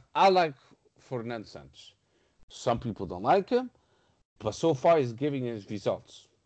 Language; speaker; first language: English; non-native, fluent; Portuguese